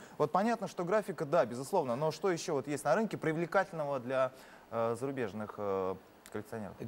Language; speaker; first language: Russian; native; Russian